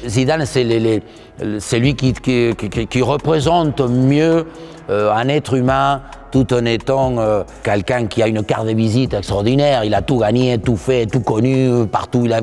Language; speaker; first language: French; non-native, fluent; Spanish